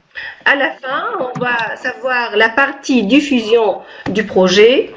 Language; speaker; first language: French; non-native, local second language; Arabic